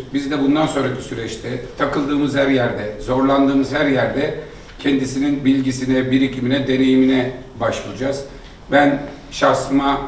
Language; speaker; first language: Turkish; native; Turkish